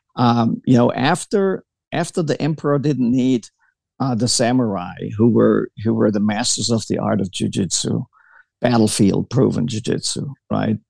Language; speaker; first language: English; early bilingual, other home language; German